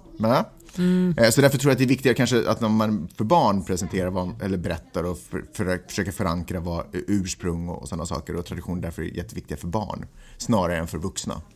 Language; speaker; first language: Swedish; native; Swedish